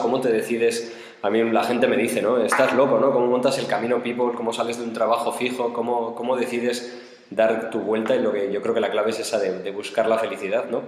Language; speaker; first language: Spanish; native; Spanish